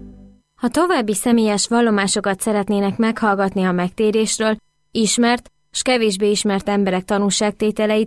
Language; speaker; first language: Hungarian; native; Hungarian